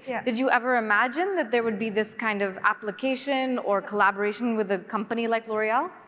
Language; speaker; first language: English; native; English